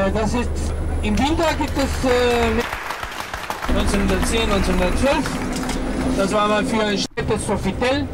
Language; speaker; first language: German; non-native, fluent; Spanish